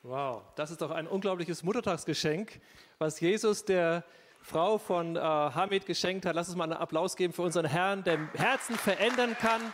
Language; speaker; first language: German; native; German